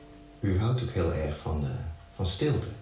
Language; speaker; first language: Dutch; native; Dutch